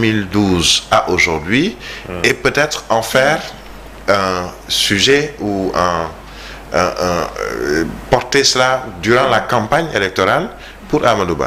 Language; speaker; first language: French; non-native, local second language; Wolof